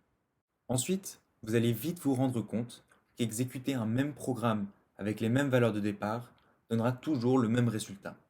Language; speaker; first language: French; native; French